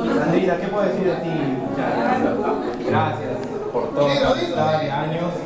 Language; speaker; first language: Spanish; early bilingual, heritage; Spanish